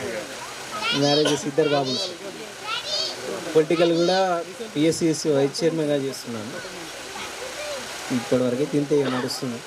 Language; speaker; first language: Telugu; native; Telugu